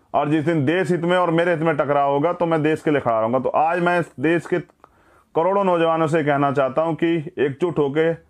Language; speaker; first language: Hindi; native; Hindi